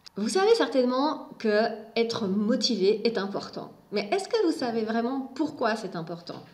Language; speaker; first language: French; native; French